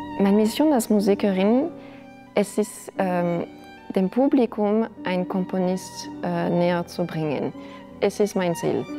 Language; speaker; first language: German; non-native, fluent; French